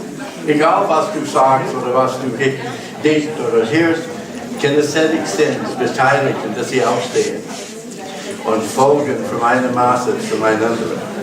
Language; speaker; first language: German; non-native, learner; English